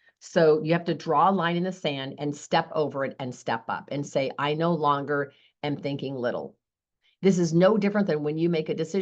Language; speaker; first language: English; native; English